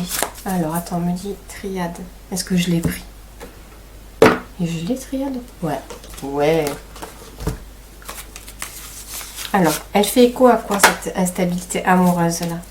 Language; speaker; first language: French; native; French